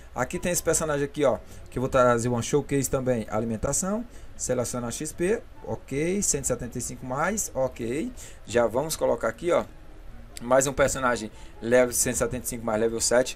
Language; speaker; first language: Portuguese; native; Portuguese